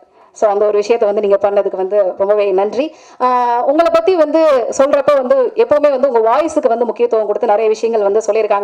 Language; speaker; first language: Tamil; native; Tamil